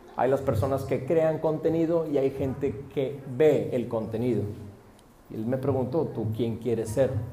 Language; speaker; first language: Spanish; early bilingual, heritage; Spanish